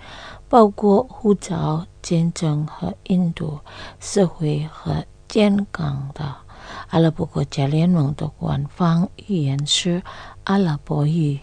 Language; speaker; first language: Chinese; non-native, learner; Indonesian